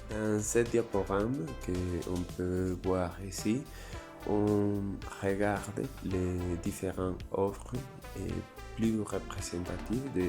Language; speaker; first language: French; non-native, learner; Spanish